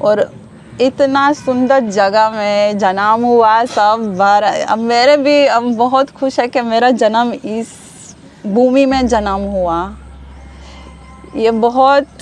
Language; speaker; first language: Hindi; non-native, learner; Hebrew